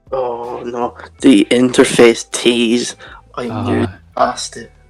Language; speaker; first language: English; native; English